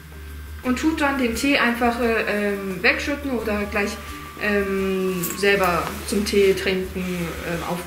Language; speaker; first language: German; native; German